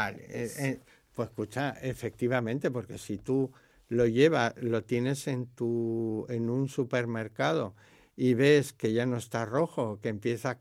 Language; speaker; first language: Spanish; native; Spanish